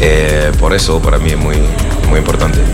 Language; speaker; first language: Spanish; non-native, learner; French